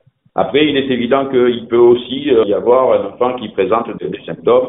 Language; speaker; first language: French; native; French